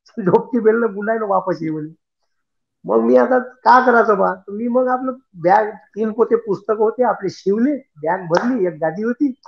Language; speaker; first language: Marathi; native; Marathi